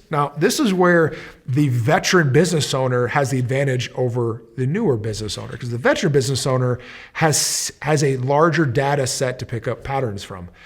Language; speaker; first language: English; native; English